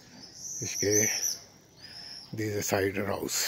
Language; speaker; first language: German; non-native, learner; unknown